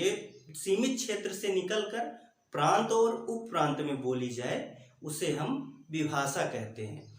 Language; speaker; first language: Hindi; native; Hindi